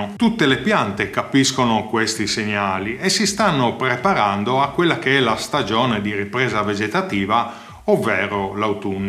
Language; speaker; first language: Italian; native; Italian